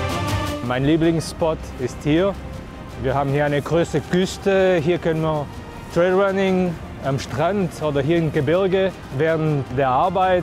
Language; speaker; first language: German; non-native, fluent; Portuguese